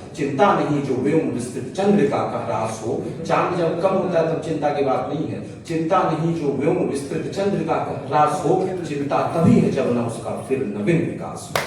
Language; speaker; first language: Hindi; native; Hindi